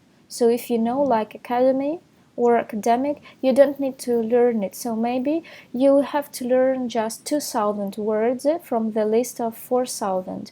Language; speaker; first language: English; non-native, fluent; Russian